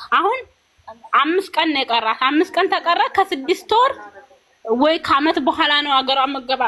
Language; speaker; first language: Amharic; native; Amharic